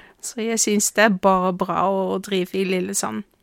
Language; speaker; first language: Norwegian; non-native, fluent; Dutch